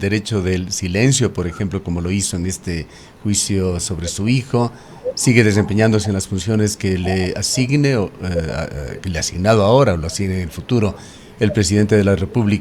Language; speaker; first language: Spanish; native; Spanish